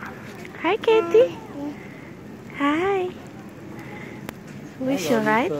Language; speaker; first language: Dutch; non-native, learner; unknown